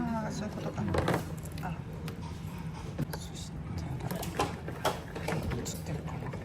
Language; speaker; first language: Japanese; native; Japanese